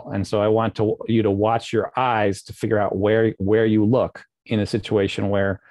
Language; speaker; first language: English; native; English